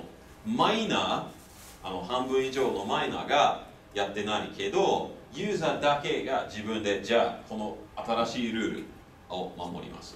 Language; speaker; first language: Japanese; non-native, fluent; English